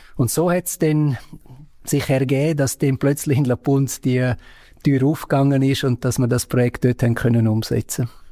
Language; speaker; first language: German; non-native, local second language; Romansh